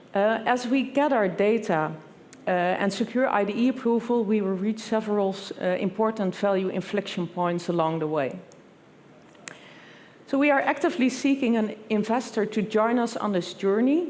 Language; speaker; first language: English; non-native, fluent; Dutch